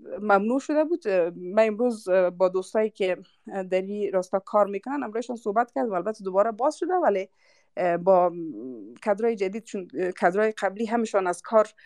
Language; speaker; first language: Persian; non-native, local second language; Uzbek